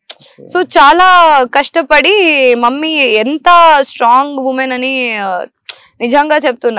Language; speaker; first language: Telugu; non-native, local second language; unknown